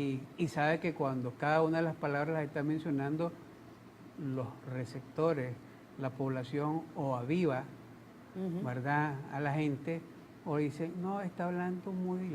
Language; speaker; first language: Spanish; native; Spanish